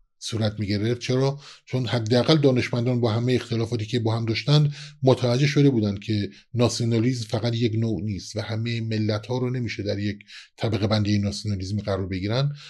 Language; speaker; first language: Persian; non-native, local second language; Kurdish